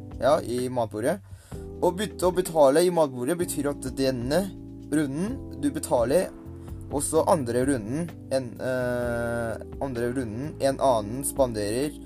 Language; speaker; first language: Norwegian; non-native, learner; Thai